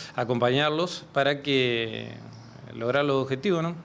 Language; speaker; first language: Spanish; native; Spanish